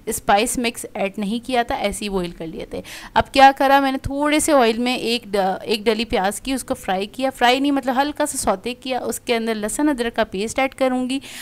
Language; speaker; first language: Hindi; native; Hindi